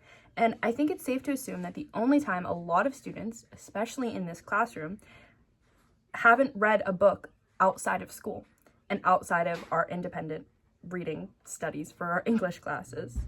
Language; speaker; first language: English; native; English